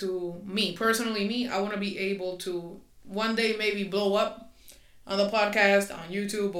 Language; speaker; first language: English; non-native, fluent; Spanish